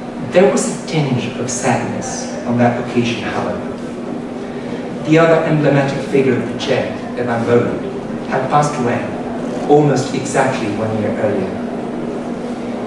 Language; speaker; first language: English; non-native, fluent; Spanish